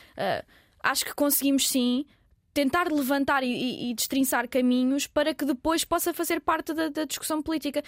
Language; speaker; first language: Portuguese; native; Portuguese